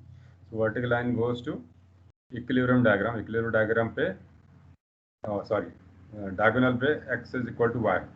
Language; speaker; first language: English; non-native, local second language; Hindi